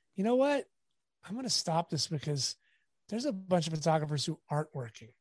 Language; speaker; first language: English; native; English